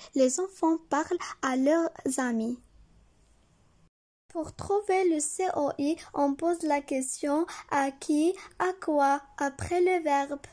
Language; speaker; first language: French; non-native, local second language; Arabic